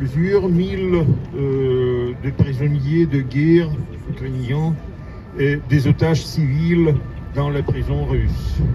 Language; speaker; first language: French; non-native, learner; Russian